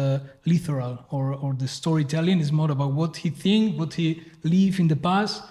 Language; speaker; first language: English; non-native, fluent; Spanish